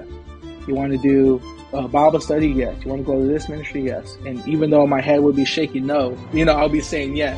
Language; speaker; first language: English; native; English